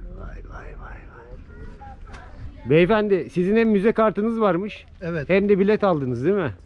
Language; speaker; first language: Turkish; native; Turkish